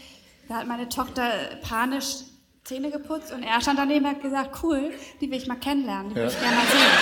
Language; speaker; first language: German; native; German